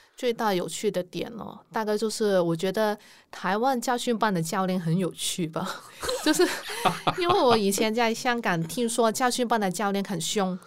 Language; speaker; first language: Chinese; non-native, local second language; Cantonese